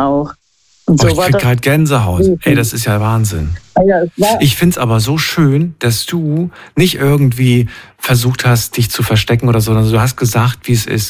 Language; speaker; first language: German; native; German